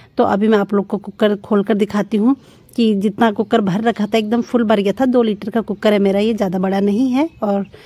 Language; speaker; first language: Hindi; native; Hindi